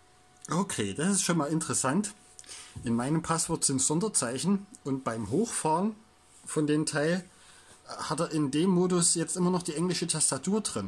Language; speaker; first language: German; native; German